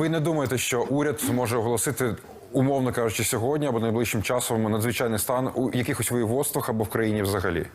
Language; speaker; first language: Ukrainian; native; Ukrainian